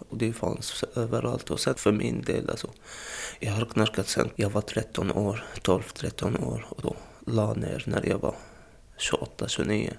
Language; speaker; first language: Swedish; non-native, fluent; Arabic